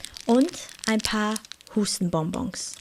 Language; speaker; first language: German; non-native, fluent; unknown